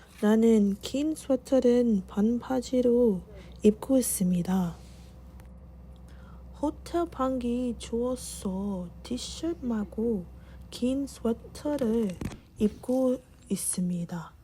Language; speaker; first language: Korean; non-native, learner; English